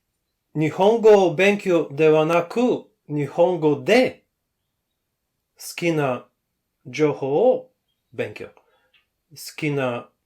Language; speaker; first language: Japanese; non-native, fluent; Bulgarian